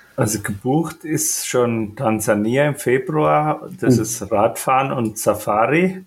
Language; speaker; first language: German; native; German